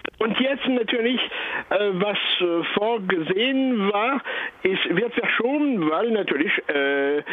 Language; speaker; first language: German; non-native, fluent; French